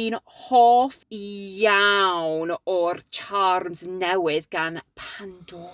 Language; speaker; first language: Welsh; non-native, learner; English